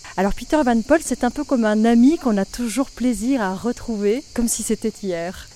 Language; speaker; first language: French; native; French